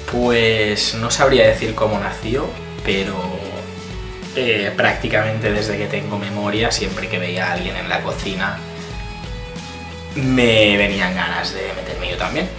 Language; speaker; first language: Spanish; early bilingual, other home language; Italian